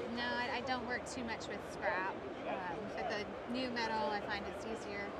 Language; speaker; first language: English; native; English